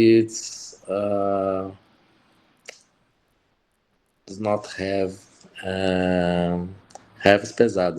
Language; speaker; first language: English; non-native, learner; Portuguese